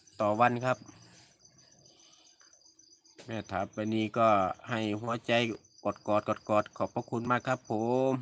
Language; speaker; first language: Thai; native; Thai